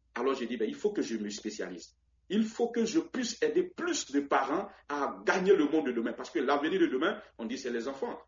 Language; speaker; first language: French; non-native, local second language; Baoulé